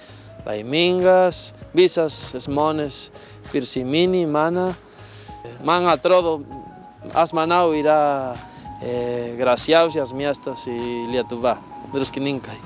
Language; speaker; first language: Lithuanian; non-native, learner; Spanish